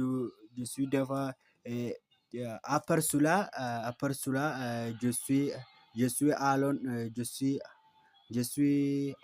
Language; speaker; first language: French; non-native, learner; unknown